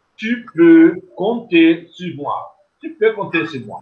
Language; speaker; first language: French; non-native, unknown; Portuguese